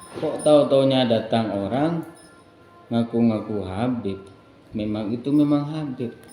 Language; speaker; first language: Indonesian; non-native, local second language; Madurese